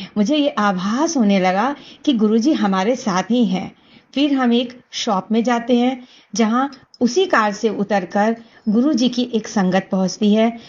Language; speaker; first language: Hindi; native; Hindi